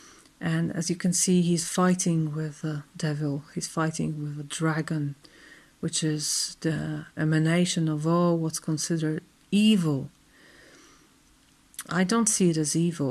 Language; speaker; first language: English; non-native, fluent; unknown